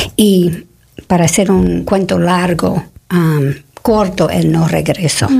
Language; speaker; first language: Spanish; non-native, fluent; English